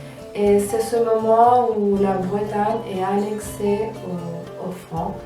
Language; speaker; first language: French; non-native, fluent; Spanish